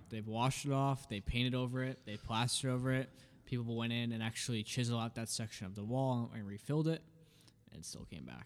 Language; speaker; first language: English; native; English